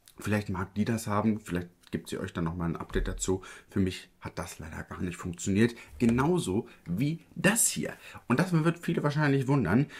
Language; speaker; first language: German; early bilingual, other home language; Italian